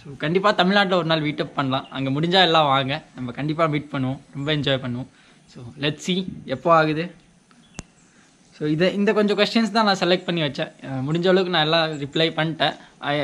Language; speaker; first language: Tamil; non-native, local second language; Hindi